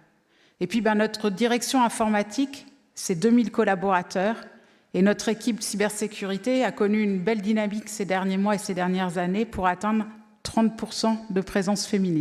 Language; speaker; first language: French; native; French